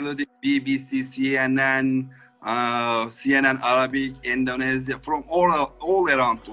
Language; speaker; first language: English; non-native, fluent; Turkish